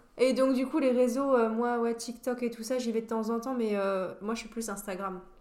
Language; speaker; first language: French; native; French